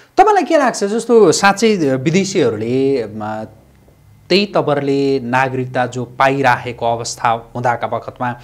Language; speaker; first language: Nepali; native; Nepali